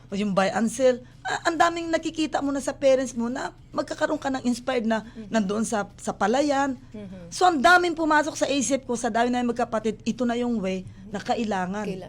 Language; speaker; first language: Filipino; non-native, local second language; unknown